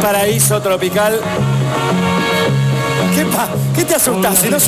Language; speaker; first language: Spanish; native; Spanish